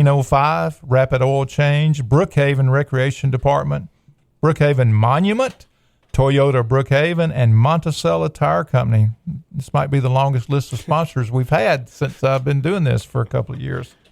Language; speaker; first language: English; native; English